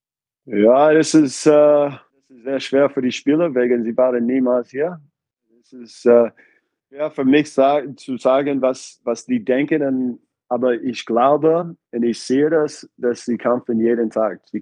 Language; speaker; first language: German; non-native, fluent; English